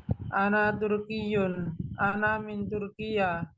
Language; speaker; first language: Arabic; non-native, learner; Indonesian